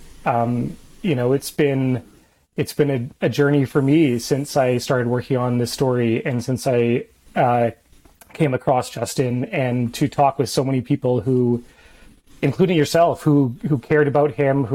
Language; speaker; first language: English; native; English